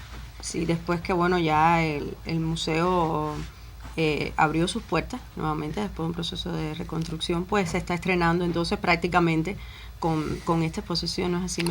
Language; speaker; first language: Spanish; native; Spanish